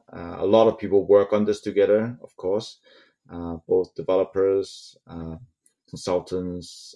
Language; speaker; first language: English; non-native, local second language; Cantonese